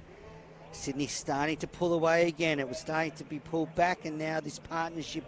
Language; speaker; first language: English; native; English